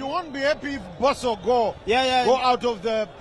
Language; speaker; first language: English; non-native, local second language; Shona